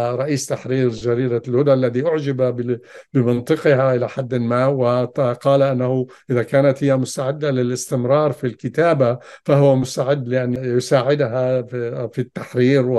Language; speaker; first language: Arabic; native; Arabic